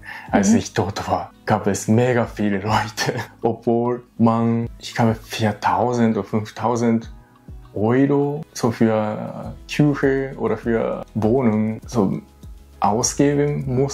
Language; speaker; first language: German; non-native, learner; Japanese